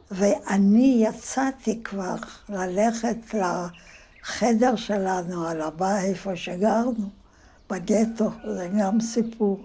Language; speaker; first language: Hebrew; non-native, fluent; Yiddish